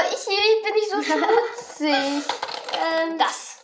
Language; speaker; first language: German; early bilingual, other home language; Russian